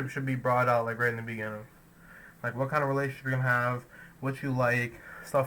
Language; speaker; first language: English; native; English